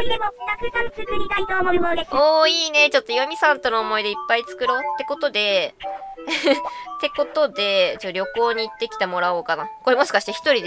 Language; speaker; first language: Japanese; native; Japanese